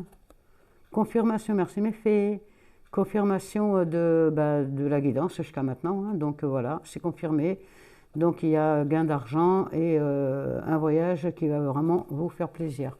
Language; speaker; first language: French; native; French